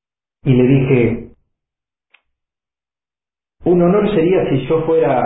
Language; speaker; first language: Spanish; native; Spanish